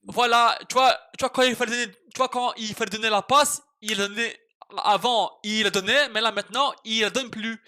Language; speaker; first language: French; native; French